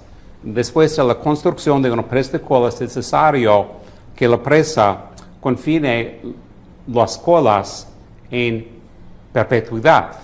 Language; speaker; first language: Spanish; non-native, fluent; English